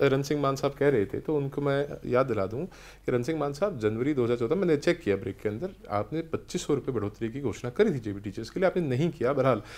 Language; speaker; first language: Hindi; native; Hindi